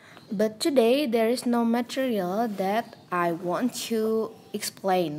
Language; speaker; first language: English; non-native, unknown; Indonesian